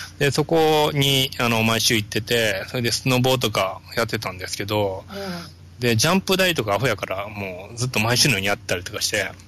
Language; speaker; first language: Japanese; native; Japanese